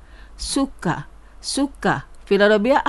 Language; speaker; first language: Arabic; non-native, fluent; Indonesian